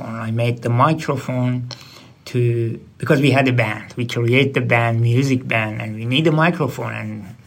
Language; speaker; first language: English; non-native, learner; Persian